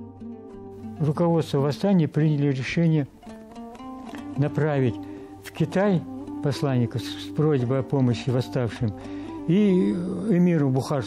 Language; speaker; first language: Russian; non-native, local second language; Kazakh